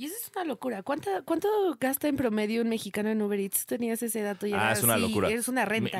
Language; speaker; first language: Spanish; native; Spanish